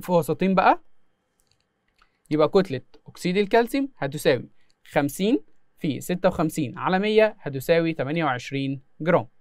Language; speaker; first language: Arabic; native; Arabic